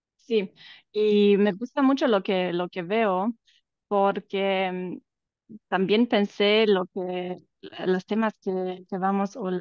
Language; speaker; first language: Spanish; non-native, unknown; Romanian